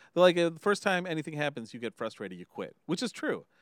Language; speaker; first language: English; early bilingual, other home language; Hindi